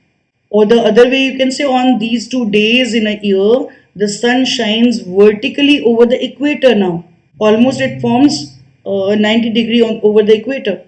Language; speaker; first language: English; non-native, local second language; Hindi